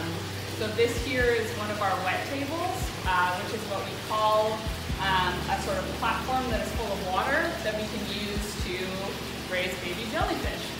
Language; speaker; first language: English; native; English